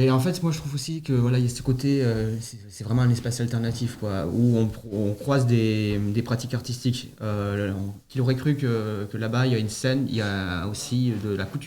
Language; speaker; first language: French; native; French